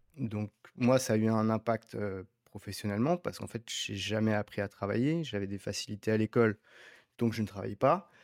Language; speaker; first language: French; native; French